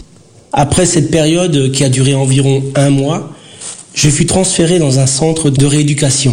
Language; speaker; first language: French; early bilingual, other home language; Portuguese